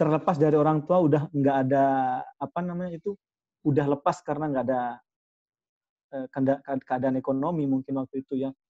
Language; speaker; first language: Indonesian; non-native, local second language; Madurese